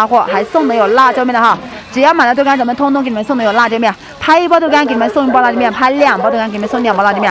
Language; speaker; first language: Chinese; native; Chinese